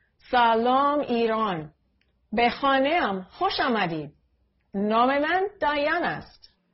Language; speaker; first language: Persian; non-native, learner; English